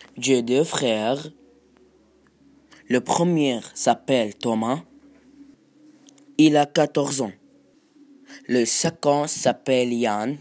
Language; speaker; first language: French; non-native, learner; Arabic